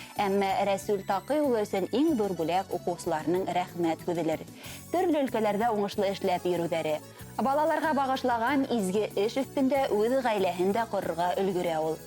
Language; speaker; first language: Tatar; non-native, local second language; Bashkir